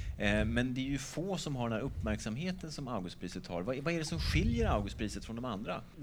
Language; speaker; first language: Swedish; native; Swedish